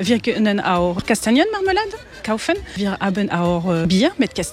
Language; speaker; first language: German; non-native, learner; French